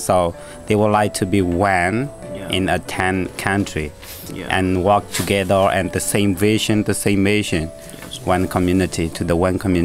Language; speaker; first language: English; non-native, learner; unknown